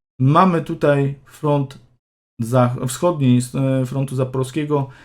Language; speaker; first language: Polish; native; Polish